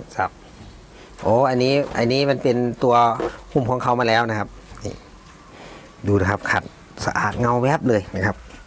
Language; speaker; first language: Thai; non-native, local second language; Northeastern Thai